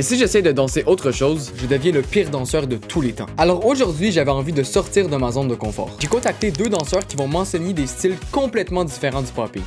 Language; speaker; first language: French; native; French